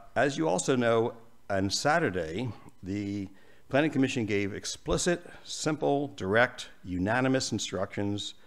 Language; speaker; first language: English; native; English